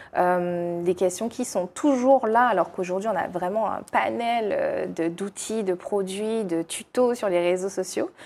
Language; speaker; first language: French; native; French